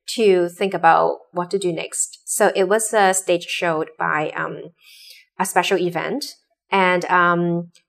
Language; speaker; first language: English; non-native, local second language; Cantonese